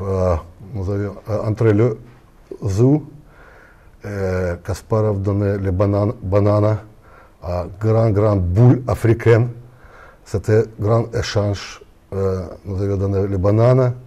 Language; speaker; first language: French; non-native, learner; Russian